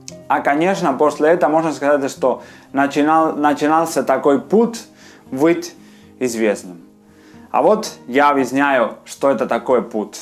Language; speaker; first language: Russian; non-native, fluent; Spanish